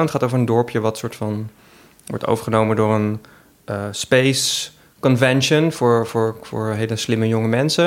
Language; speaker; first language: Dutch; native; Dutch